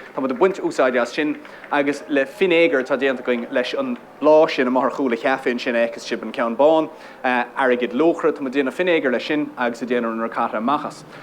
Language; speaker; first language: Irish; non-native, local second language; English